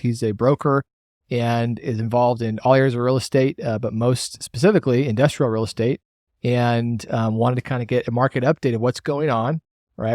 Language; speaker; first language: English; native; English